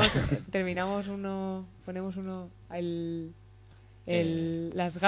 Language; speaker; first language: Spanish; native; Spanish